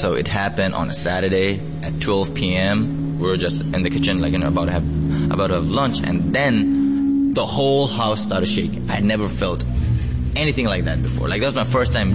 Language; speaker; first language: English; non-native, local second language; Nepali